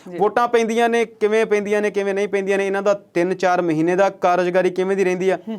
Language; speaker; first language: Punjabi; native; Punjabi